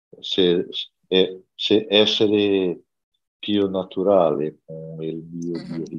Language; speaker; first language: Italian; non-native, learner; Portuguese